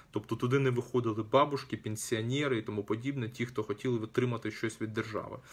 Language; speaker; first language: Ukrainian; non-native, local second language; Russian